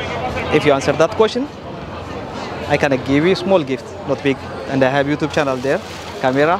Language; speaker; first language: English; non-native, learner; Tigrinya